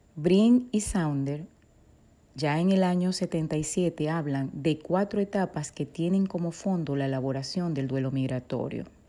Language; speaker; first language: Spanish; native; Spanish